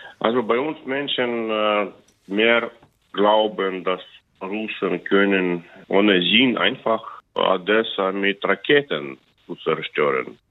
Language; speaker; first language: German; non-native, learner; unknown